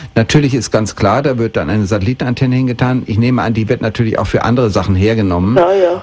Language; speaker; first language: German; native; German